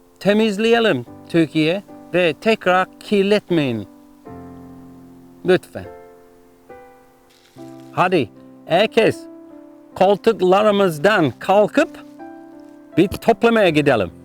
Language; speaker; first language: Turkish; non-native, learner; English